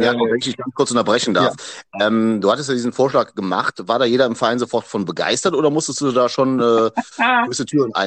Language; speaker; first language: German; native; German